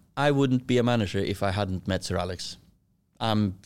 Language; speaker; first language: English; non-native, fluent; Norwegian